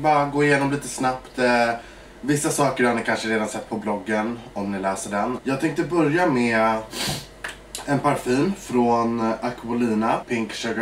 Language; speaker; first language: Swedish; early bilingual, other home language; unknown